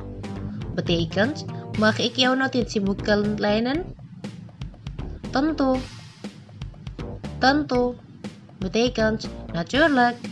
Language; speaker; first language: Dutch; non-native, fluent; Indonesian